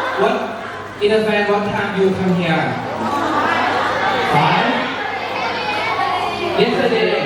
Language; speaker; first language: English; non-native, learner; Thai